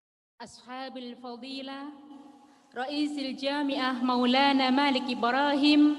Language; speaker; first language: Arabic; non-native, fluent; Indonesian